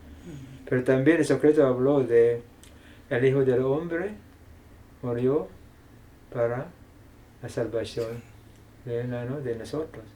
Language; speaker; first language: Spanish; non-native, fluent; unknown